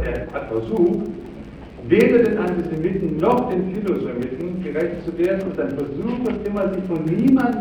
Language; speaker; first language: German; native; German